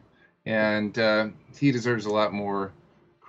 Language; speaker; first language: English; native; English